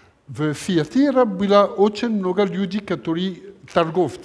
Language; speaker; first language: Russian; non-native, learner; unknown